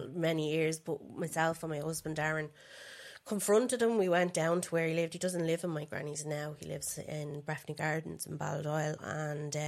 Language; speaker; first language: English; native; English